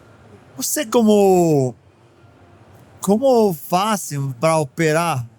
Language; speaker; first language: Portuguese; non-native, fluent; Spanish